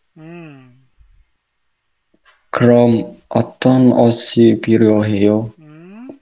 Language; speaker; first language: Korean; non-native, learner; Indonesian